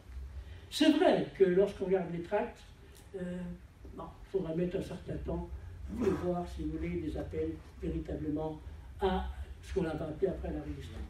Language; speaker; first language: French; native; French